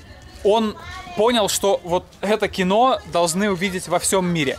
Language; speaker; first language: Russian; native; Russian